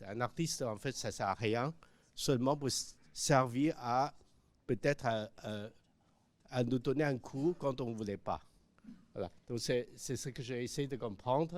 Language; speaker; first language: French; non-native, fluent; Chinese